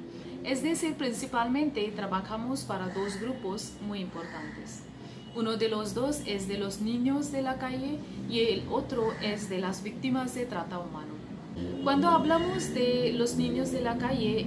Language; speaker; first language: Spanish; non-native, fluent; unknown